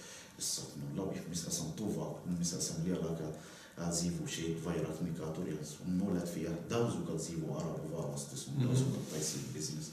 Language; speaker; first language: Latvian; non-native, learner; Arabic